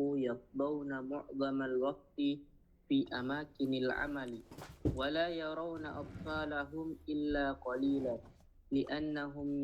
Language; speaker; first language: Arabic; non-native, learner; Indonesian